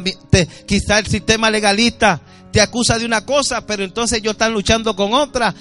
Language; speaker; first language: Spanish; native; Spanish